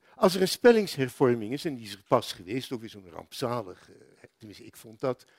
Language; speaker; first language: Dutch; native; Dutch